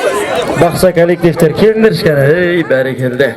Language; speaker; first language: Kazakh; native; Kazakh